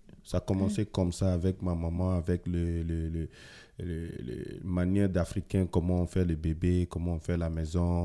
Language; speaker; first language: French; non-native, fluent; Ewe